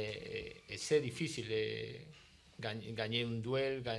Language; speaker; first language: French; non-native, learner; Spanish